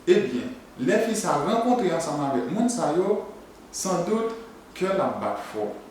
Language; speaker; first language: French; non-native, learner; Haitian Creole